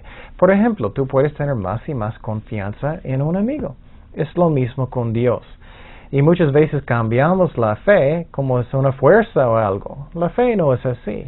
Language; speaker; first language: Spanish; non-native, fluent; English